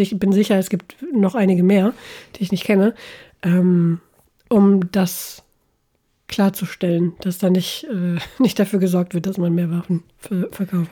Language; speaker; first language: German; native; German